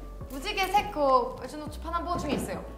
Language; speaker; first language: Korean; native; Korean